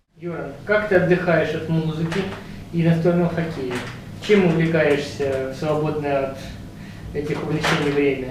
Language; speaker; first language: Russian; native; Russian